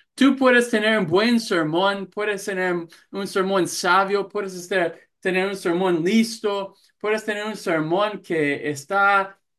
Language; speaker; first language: Spanish; non-native, fluent; English